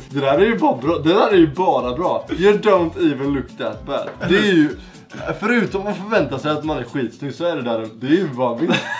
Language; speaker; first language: Swedish; native; Swedish